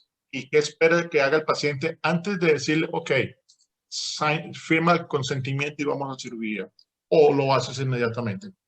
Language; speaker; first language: Spanish; native; Spanish